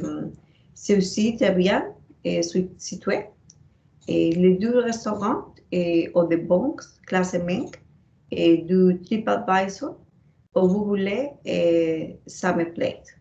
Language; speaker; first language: French; non-native, learner; Spanish